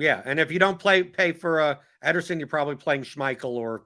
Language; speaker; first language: English; native; English